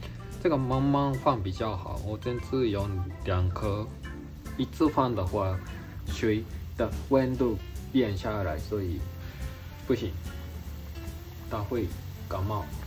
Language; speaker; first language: Chinese; non-native, fluent; Japanese